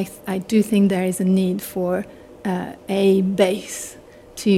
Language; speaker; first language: English; non-native, fluent; French